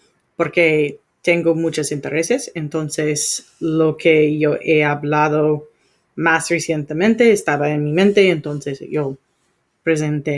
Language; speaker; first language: Spanish; non-native, learner; English